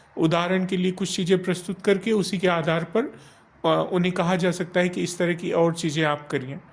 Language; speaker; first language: Hindi; native; Hindi